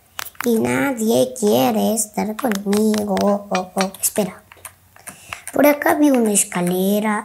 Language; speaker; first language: Spanish; native; Spanish